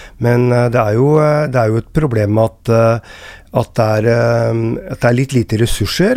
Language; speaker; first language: Norwegian; native; Norwegian